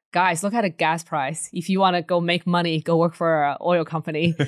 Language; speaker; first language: English; early bilingual, other home language; Chinese